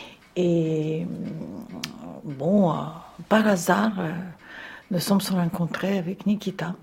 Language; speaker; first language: French; non-native, fluent; Russian